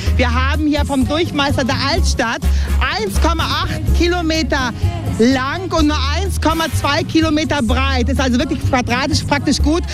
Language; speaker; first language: German; native; German